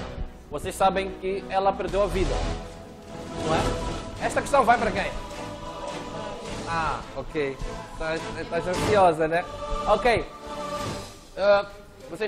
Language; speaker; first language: Portuguese; native; Portuguese